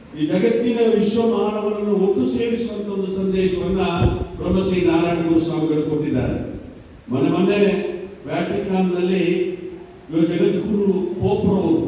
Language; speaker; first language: Kannada; native; Kannada